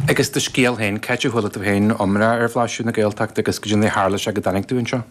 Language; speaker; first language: Irish; native; Irish